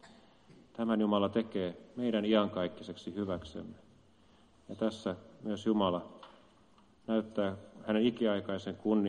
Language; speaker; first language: Finnish; native; Finnish